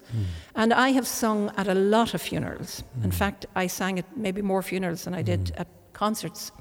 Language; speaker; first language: English; non-native, local second language; Irish